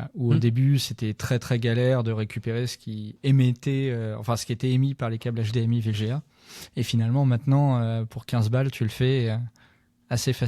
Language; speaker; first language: French; native; French